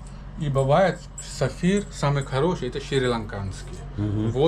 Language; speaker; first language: Russian; non-native, learner; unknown